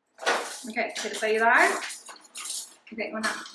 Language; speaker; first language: Spanish; non-native, learner; English